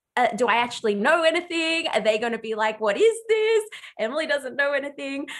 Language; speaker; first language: English; native; English